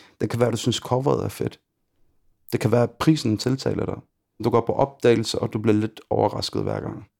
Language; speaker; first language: Danish; early bilingual, other home language; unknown